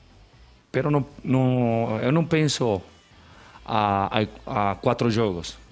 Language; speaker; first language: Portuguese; non-native, learner; Spanish